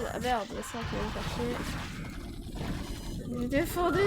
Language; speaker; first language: French; native; French